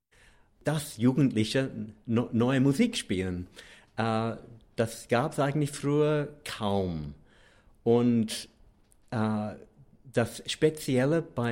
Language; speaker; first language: German; non-native, fluent; English